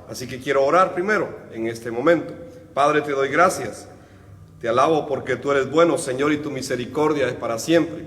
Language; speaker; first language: Spanish; native; Spanish